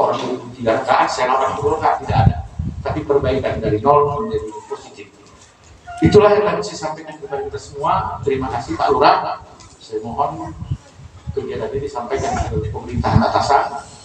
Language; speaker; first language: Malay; non-native, local second language; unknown